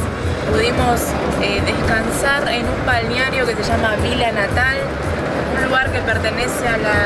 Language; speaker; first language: Spanish; native; Spanish